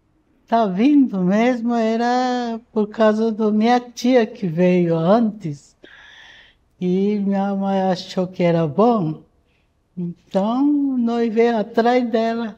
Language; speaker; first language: Portuguese; non-native, fluent; Japanese